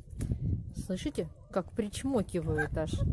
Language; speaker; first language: Russian; native; Russian